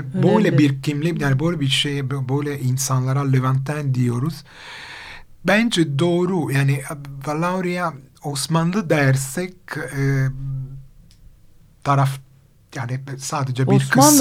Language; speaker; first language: Turkish; non-native, fluent; Italian